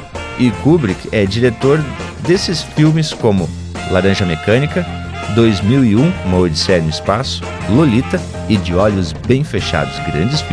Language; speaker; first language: Portuguese; native; Portuguese